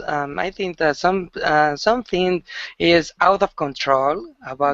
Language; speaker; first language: English; non-native, learner; Spanish